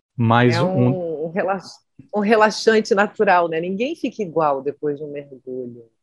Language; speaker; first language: Portuguese; native; Portuguese